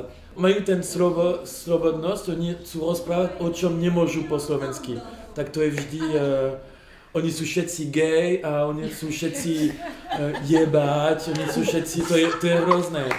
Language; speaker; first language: Slovak; non-native, learner; French